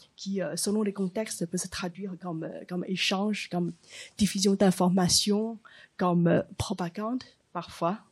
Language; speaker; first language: French; non-native, fluent; Chinese